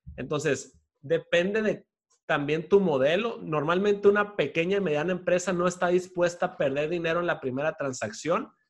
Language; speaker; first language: Spanish; native; Spanish